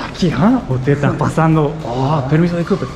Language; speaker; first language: Spanish; non-native, learner; Japanese